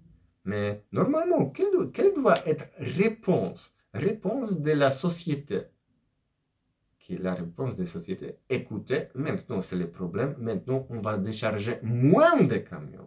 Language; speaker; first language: French; non-native, fluent; Polish